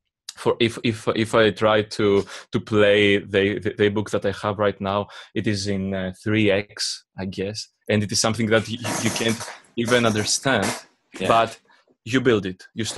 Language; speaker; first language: English; non-native, fluent; Greek